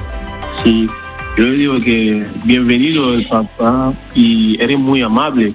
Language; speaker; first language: Spanish; non-native, learner; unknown